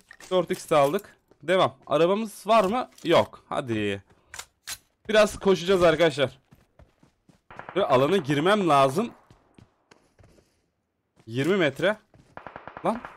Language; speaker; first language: Turkish; native; Turkish